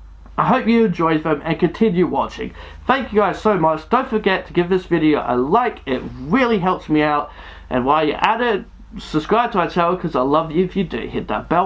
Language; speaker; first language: English; native; English